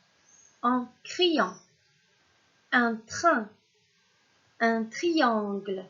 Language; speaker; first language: French; non-native, local second language; Arabic